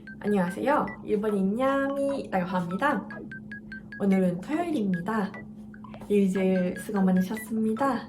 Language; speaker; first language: Korean; non-native, fluent; Japanese